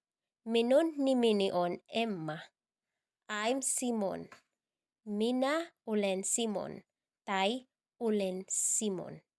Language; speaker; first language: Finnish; non-native, learner; Cebuano